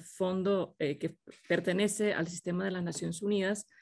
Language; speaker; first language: Spanish; non-native, fluent; Finnish